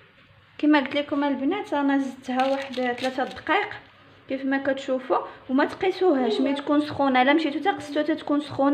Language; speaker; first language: Arabic; native; Arabic